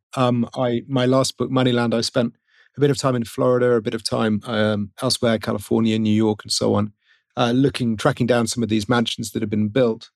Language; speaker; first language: English; native; English